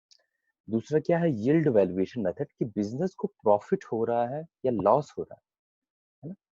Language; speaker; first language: Hindi; native; Hindi